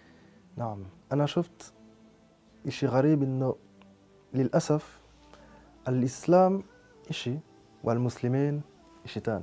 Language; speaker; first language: Arabic; non-native, fluent; French